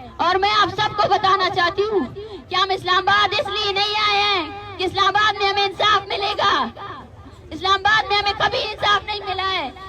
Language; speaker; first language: Urdu; non-native, local second language; Baluchi